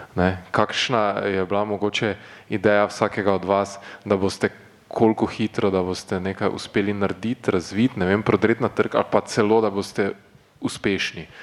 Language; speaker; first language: Slovenian; native; Slovenian